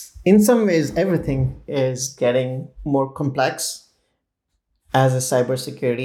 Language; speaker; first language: English; non-native, local second language; Hindi